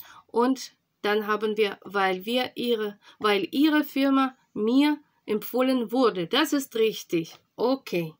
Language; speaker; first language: German; non-native, fluent; Russian